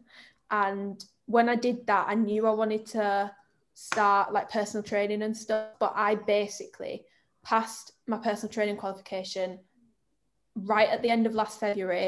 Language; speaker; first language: English; native; English